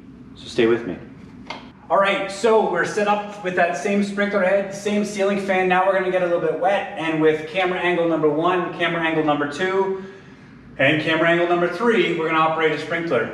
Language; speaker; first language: English; native; English